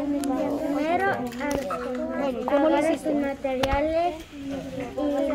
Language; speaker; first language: Spanish; early bilingual, heritage; Spanish